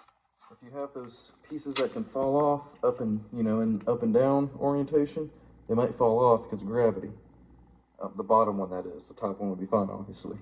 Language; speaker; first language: English; native; English